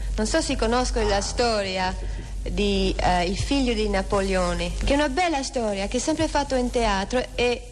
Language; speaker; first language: Italian; non-native, learner; French